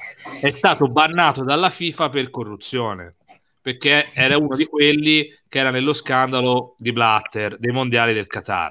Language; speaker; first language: Italian; native; Italian